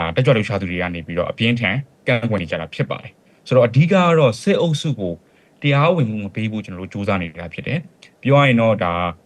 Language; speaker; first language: Burmese; native; Burmese